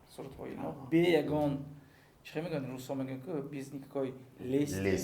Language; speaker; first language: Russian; non-native, local second language; Tajik